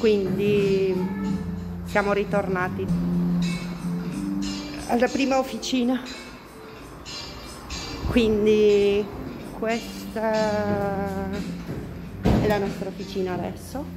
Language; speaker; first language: Italian; non-native, fluent; Portuguese